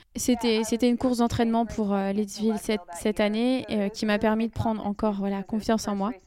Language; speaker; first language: French; non-native, fluent; English